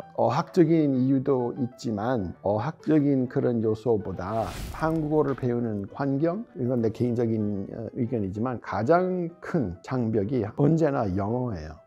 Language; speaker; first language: Korean; non-native, fluent; English